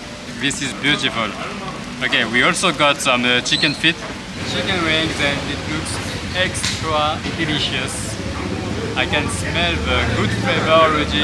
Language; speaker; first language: English; non-native, fluent; French